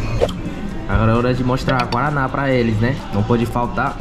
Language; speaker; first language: Portuguese; non-native, fluent; Korean